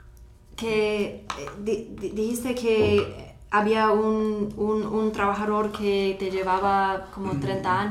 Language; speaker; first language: Spanish; non-native, fluent; English